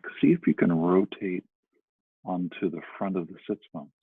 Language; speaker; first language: English; native; English